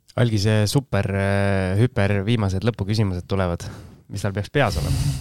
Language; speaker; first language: Estonian; native; Estonian